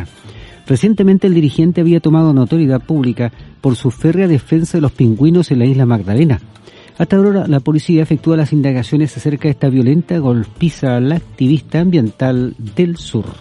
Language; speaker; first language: Spanish; native; Spanish